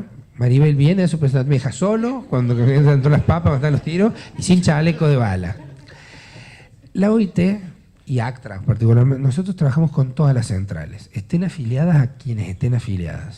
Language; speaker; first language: Spanish; native; Spanish